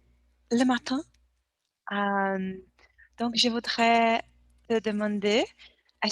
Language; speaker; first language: French; non-native, learner; Portuguese